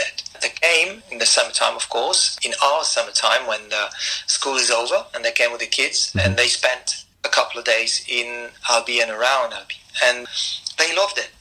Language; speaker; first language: English; non-native, fluent; French